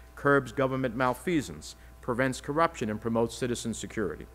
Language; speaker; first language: English; early bilingual, other home language; Spanish